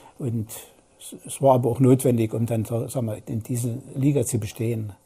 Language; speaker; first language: German; native; German